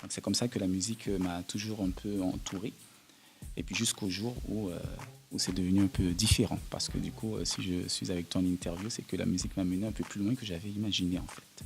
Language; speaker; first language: French; native; French